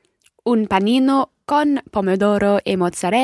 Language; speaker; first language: Italian; non-native, learner; English